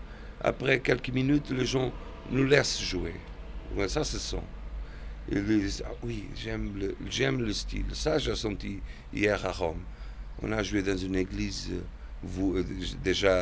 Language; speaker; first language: French; non-native, fluent; Portuguese